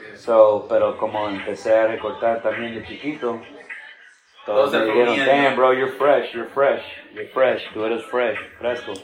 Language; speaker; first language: Spanish; early bilingual, heritage; Spanish